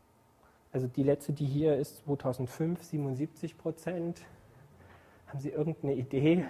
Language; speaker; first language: German; native; German